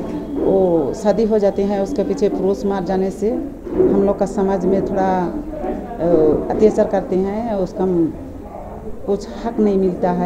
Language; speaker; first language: Hindi; non-native, local second language; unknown